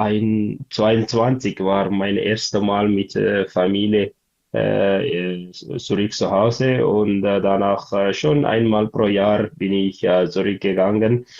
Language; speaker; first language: German; non-native, learner; Tigrinya